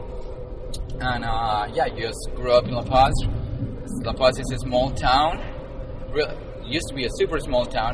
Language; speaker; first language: English; non-native, fluent; Spanish